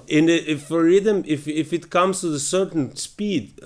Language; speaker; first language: English; non-native, fluent; Slovenian